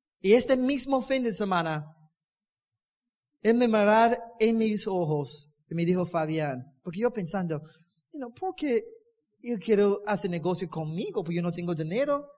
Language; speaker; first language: Spanish; non-native, learner; English